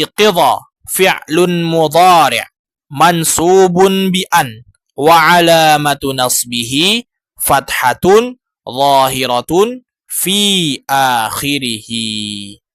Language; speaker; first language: Arabic; non-native, fluent; Indonesian